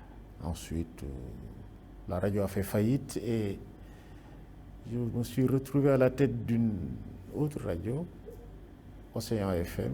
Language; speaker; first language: French; non-native, local second language; Wolof